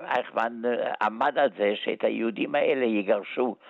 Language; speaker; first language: Hebrew; early bilingual, other home language; German